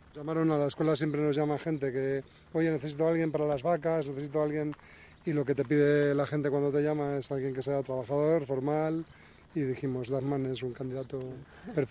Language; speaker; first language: Spanish; native; Spanish